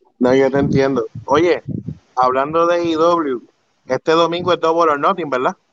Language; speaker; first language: Spanish; early bilingual, heritage; Spanish